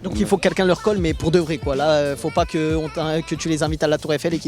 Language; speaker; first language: French; native; French